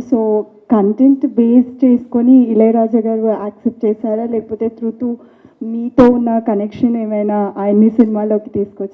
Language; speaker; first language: Telugu; native; Telugu